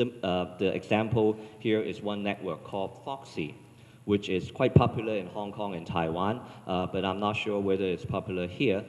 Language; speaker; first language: English; non-native, local second language; Cantonese